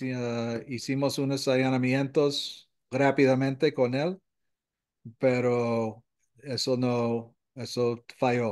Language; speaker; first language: Spanish; non-native, fluent; English